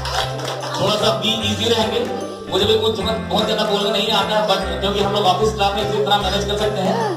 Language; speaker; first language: Hindi; native; Hindi